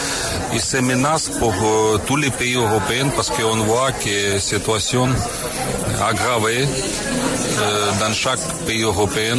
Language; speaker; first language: French; non-native, fluent; Ukrainian